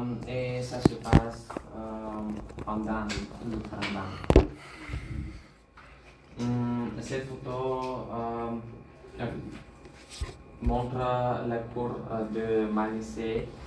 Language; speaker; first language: French; non-native, learner; Bulgarian